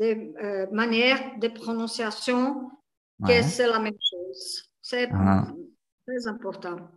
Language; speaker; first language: French; non-native, learner; Portuguese